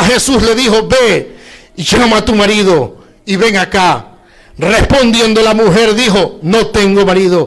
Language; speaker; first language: Spanish; native; Spanish